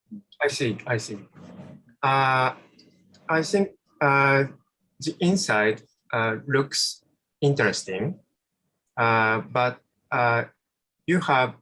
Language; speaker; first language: English; non-native, fluent; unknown